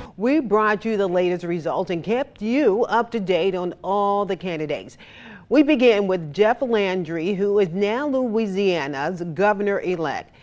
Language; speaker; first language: English; native; English